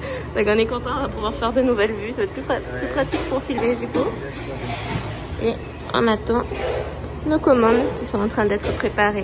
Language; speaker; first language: French; native; French